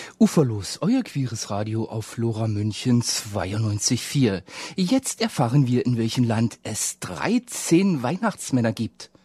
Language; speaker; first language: German; native; German